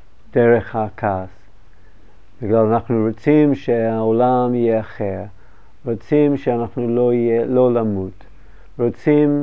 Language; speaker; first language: Hebrew; non-native, fluent; English